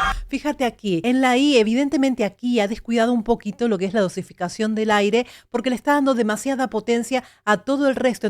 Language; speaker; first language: Spanish; native; Spanish